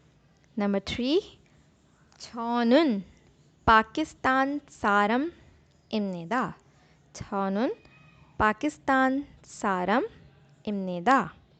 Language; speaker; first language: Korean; non-native, learner; Urdu